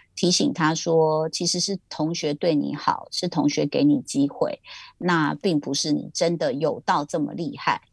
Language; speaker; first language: Chinese; native; Chinese